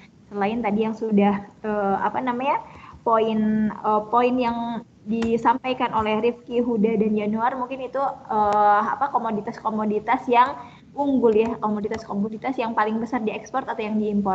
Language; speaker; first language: Indonesian; native; Indonesian